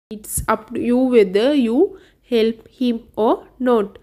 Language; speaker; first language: English; non-native, local second language; Sinhala